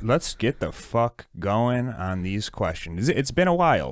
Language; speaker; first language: English; native; English